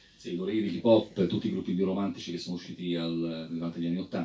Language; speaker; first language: Italian; native; Italian